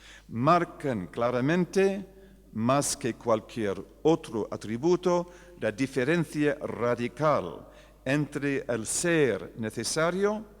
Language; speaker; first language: Spanish; non-native, fluent; English